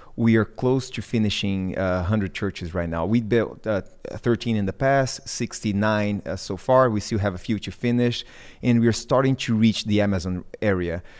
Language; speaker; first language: English; non-native, fluent; Portuguese